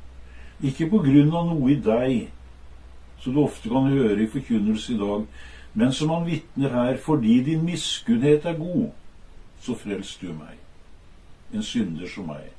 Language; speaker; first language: Norwegian; native; Norwegian